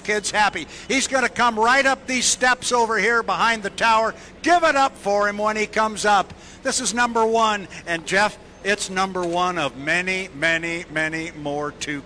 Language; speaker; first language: English; native; English